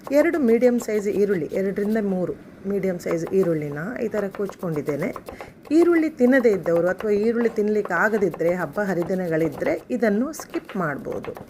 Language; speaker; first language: Kannada; non-native, local second language; Konkani